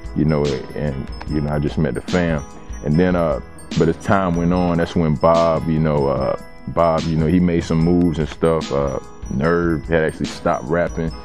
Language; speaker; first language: English; native; English